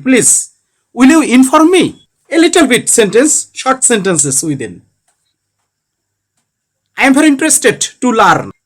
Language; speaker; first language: English; non-native, learner; Bangla